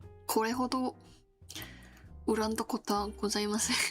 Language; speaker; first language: Japanese; non-native, learner; Korean